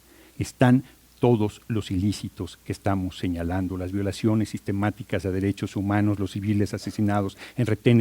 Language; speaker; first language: Spanish; native; Spanish